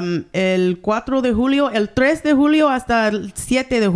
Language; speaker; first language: Spanish; early bilingual, heritage; Spanish